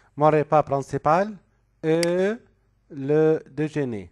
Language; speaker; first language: French; non-native, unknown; Arabic